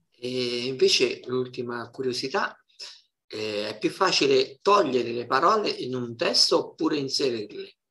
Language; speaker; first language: Italian; native; Italian